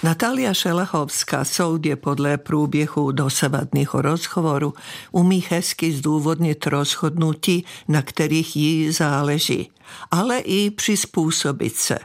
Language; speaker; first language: Czech; non-native, fluent; Serbian